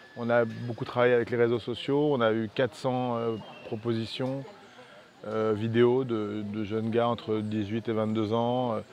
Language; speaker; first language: French; native; French